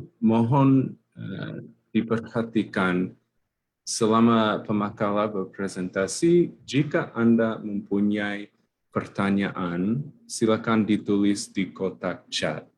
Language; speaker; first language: Indonesian; non-native, fluent; English